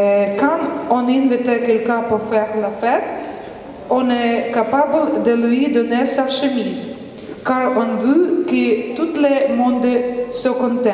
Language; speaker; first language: French; non-native, fluent; Ukrainian